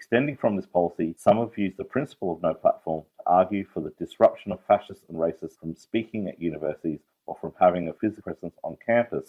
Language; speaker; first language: English; native; English